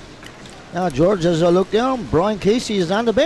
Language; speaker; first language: English; native; English